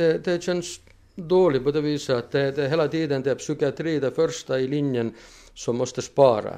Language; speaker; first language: Swedish; non-native, fluent; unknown